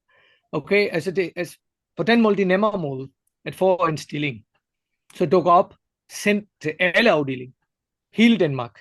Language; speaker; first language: Danish; non-native, fluent; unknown